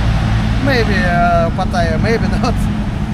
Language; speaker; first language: English; non-native, learner; Russian